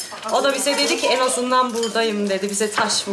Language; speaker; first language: Turkish; native; Turkish